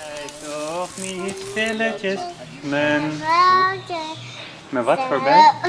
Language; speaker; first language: Dutch; native; Dutch